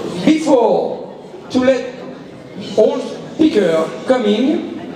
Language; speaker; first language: English; non-native, learner; French